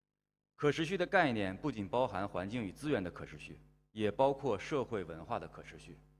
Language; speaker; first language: Chinese; native; Chinese